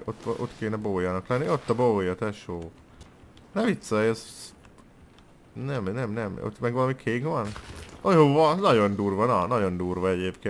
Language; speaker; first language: Hungarian; native; Hungarian